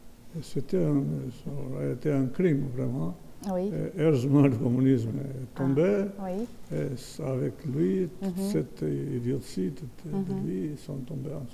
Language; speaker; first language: French; non-native, fluent; Albanian